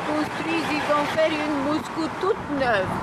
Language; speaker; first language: French; non-native, local second language; Russian